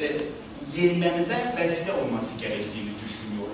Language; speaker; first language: Turkish; native; Turkish